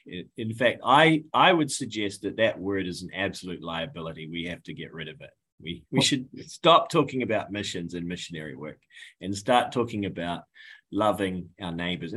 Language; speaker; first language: English; native; English